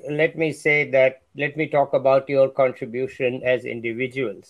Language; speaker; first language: English; non-native, local second language; Hindi